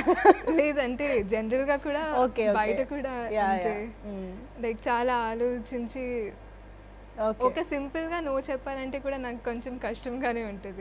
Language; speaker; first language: Telugu; non-native, local second language; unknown